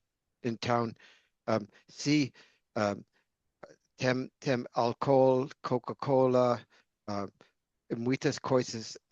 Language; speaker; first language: Portuguese; non-native, fluent; English